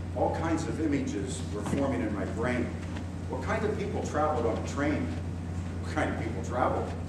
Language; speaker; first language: English; native; English